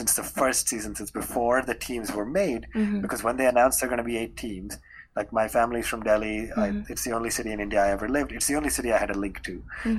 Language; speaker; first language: English; non-native, local second language; Hindi